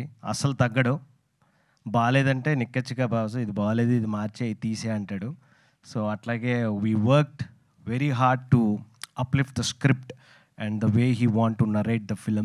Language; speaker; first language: Telugu; native; Telugu